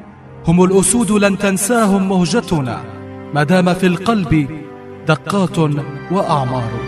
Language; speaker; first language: Arabic; native; Arabic